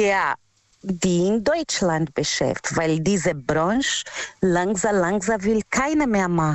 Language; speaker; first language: German; non-native, learner; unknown